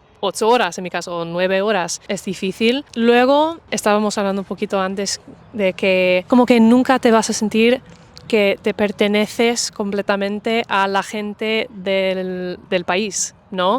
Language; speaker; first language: Spanish; non-native, fluent; English